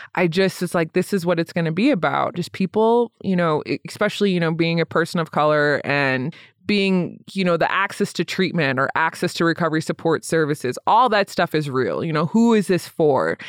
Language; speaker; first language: English; native; English